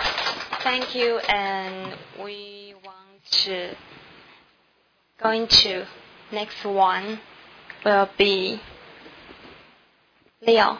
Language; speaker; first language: English; non-native, learner; Min Nan Chinese